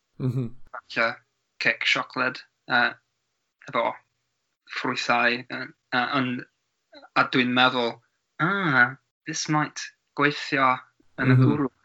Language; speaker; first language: Welsh; non-native, learner; English